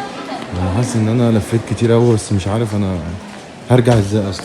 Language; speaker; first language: Arabic; native; Arabic